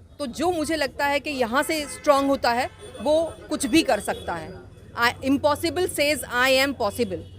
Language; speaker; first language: Hindi; non-native, local second language; Kannada